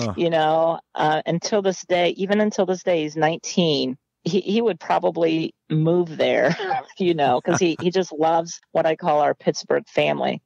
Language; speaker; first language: English; native; English